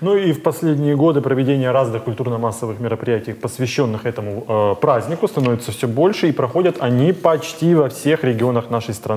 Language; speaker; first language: Russian; native; Russian